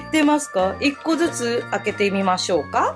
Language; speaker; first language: Japanese; native; Japanese